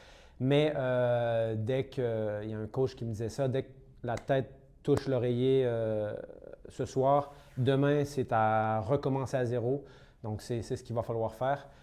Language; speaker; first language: French; native; French